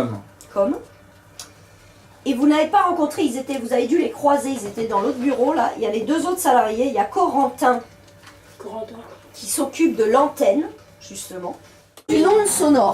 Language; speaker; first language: French; native; French